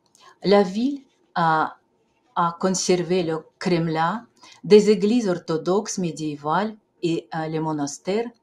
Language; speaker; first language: French; non-native, fluent; Russian